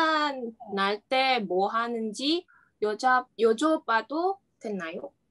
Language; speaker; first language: Korean; non-native, learner; Indonesian